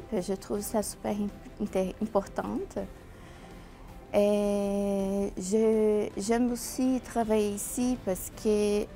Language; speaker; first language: French; non-native, fluent; Portuguese